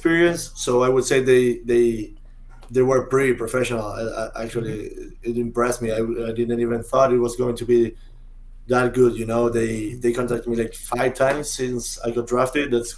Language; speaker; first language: English; non-native, fluent; Spanish